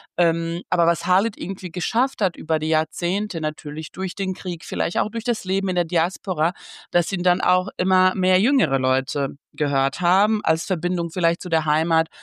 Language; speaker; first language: German; early bilingual, other home language; Bosnian